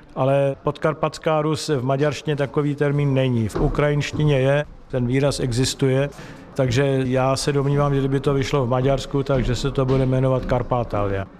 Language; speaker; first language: Czech; native; Czech